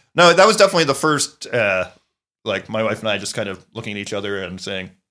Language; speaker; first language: English; native; English